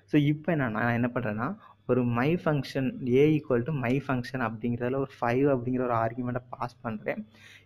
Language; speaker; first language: Tamil; native; Tamil